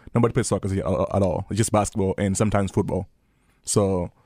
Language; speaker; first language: English; early bilingual, other home language; Swahili